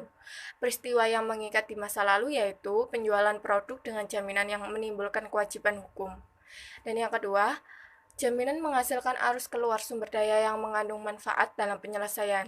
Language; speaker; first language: Indonesian; native; Indonesian